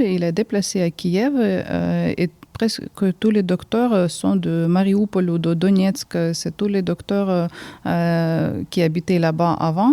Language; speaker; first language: French; early bilingual, heritage; Ukrainian